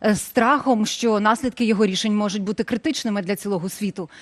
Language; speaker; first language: Ukrainian; native; Ukrainian